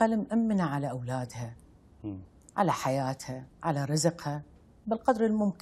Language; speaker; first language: Arabic; native; Arabic